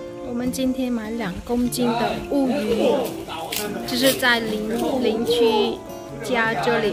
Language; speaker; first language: Chinese; non-native, fluent; Vietnamese